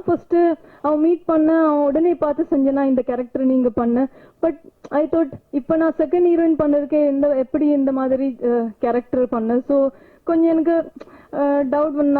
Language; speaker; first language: Tamil; non-native, learner; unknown